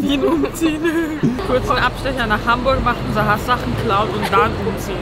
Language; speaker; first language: German; early bilingual, other home language; Persian